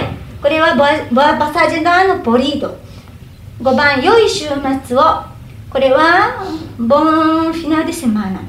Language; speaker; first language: Japanese; native; Japanese